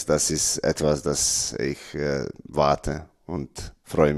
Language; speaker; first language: German; non-native, learner; Serbian